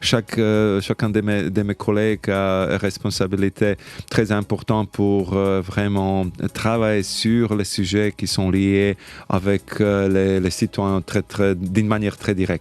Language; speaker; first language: French; non-native, fluent; Slovak